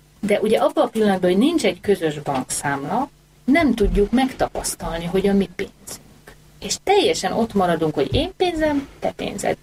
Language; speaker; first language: Hungarian; native; Hungarian